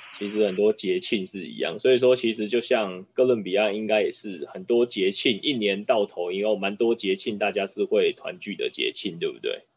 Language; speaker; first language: Chinese; native; Chinese